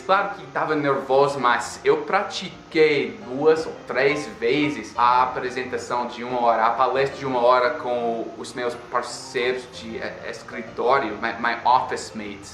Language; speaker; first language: Portuguese; non-native, fluent; English